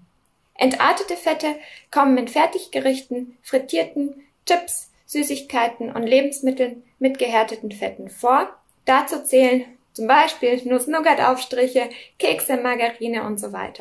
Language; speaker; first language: German; native; German